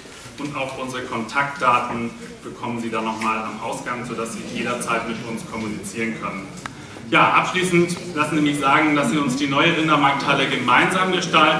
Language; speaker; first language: German; native; German